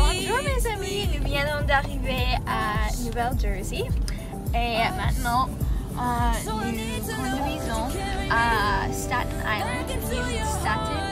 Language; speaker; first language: French; non-native, learner; English